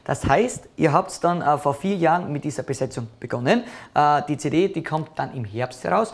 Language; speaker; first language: German; native; German